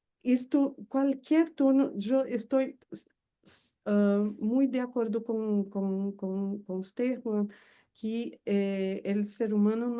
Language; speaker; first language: Spanish; non-native, fluent; Portuguese